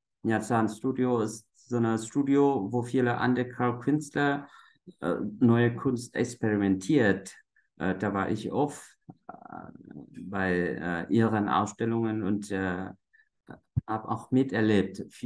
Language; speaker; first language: German; non-native, fluent; Vietnamese